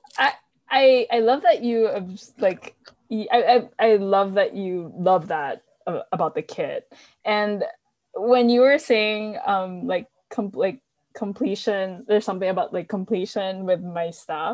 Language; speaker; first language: English; non-native, local second language; Filipino